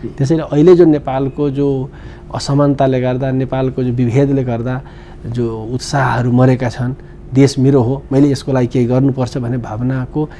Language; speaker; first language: Nepali; non-native, local second language; Bhojpuri